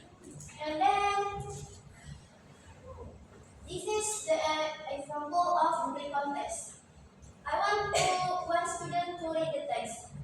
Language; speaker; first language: English; non-native, learner; Indonesian